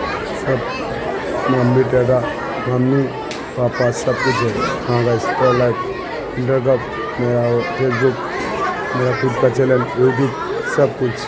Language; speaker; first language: Hindi; non-native, local second language; Bangla